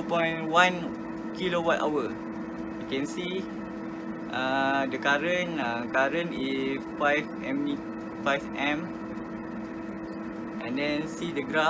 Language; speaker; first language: English; non-native, learner; Malay